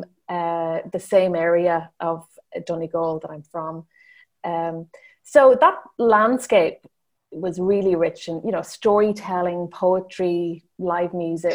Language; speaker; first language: English; native; English